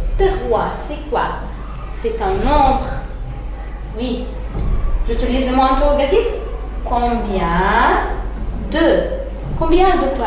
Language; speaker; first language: French; non-native, fluent; Arabic